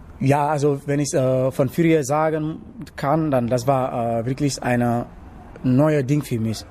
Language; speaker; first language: German; non-native, learner; Wolof